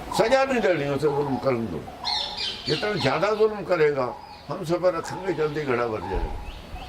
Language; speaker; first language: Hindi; non-native, local second language; Punjabi